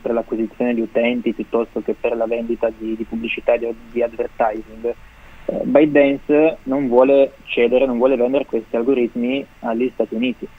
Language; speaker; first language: Italian; native; Italian